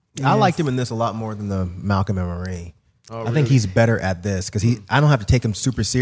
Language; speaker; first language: English; native; English